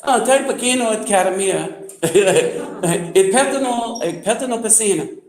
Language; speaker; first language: Portuguese; non-native, learner; English